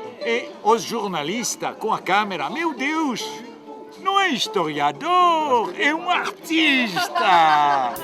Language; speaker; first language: Portuguese; non-native, fluent; French